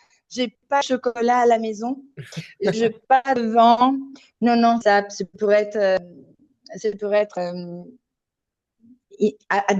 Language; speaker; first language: French; non-native, fluent; Italian